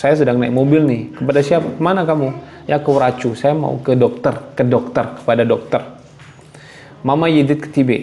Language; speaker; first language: Indonesian; non-native, local second language; Javanese